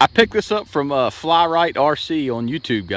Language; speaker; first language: English; native; English